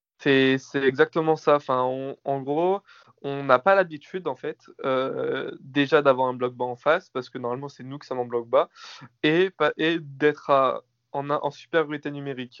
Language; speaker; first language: French; native; French